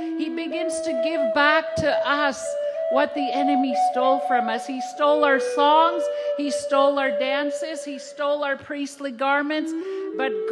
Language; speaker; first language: English; non-native, fluent; Cree